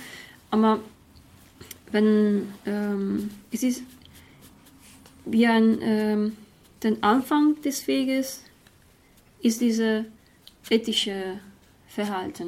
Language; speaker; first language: German; non-native, fluent; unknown